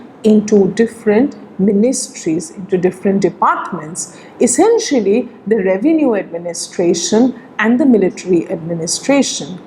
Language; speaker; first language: English; non-native, local second language; Bangla